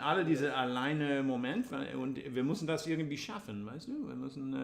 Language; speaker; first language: German; non-native, learner; English